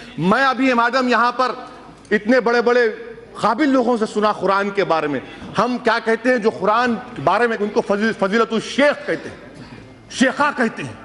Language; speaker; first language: Urdu; native; Urdu